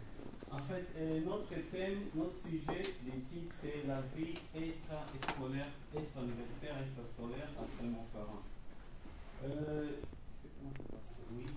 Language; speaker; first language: French; non-native, fluent; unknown